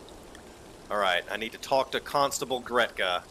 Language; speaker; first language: English; native; English